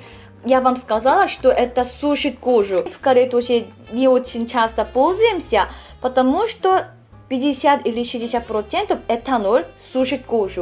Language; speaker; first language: Russian; non-native, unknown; Korean